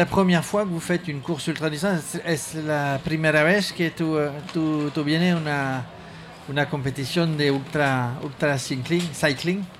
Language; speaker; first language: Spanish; non-native, learner; French